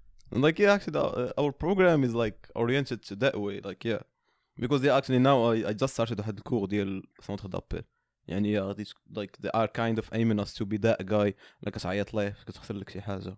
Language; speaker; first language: English; non-native, fluent; Arabic